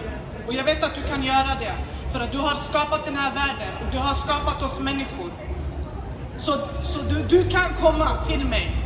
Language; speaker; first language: Swedish; non-native, fluent; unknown